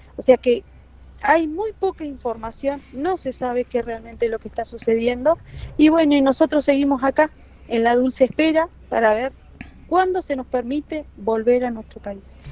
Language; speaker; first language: Spanish; native; Spanish